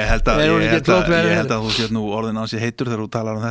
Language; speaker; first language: Icelandic; native; Icelandic